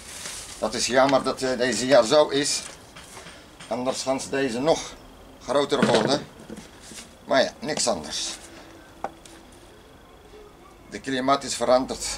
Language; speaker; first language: Dutch; non-native, learner; Arabic